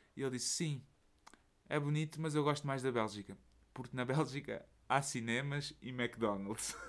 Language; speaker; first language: Portuguese; native; Portuguese